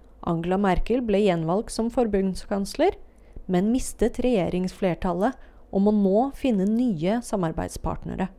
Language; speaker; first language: Norwegian; native; Norwegian